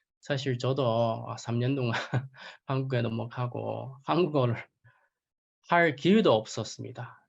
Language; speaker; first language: Korean; non-native, fluent; Chinese